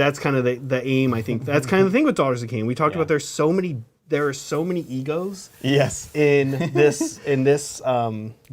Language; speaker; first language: English; native; English